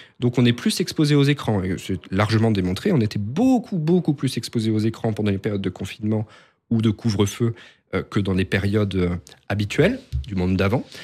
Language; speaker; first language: French; native; French